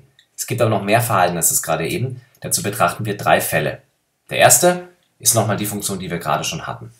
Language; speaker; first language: German; native; German